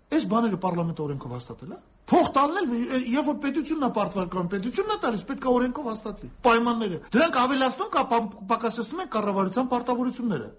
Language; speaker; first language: Armenian; native; Armenian